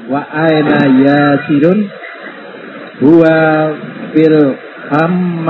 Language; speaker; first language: Arabic; non-native, learner; Indonesian